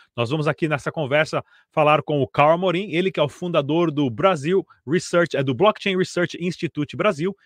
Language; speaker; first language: Portuguese; native; Portuguese